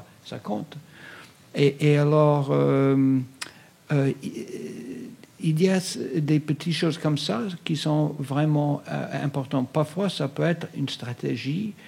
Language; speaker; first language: French; non-native, fluent; English